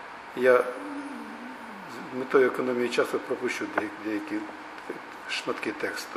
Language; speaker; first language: Ukrainian; native; Ukrainian